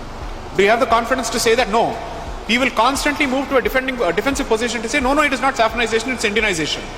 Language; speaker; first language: English; non-native, local second language; Tamil